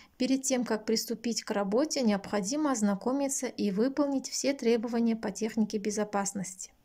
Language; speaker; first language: Russian; non-native, local second language; Kazakh